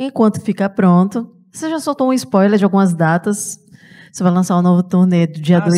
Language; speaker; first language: Portuguese; native; Portuguese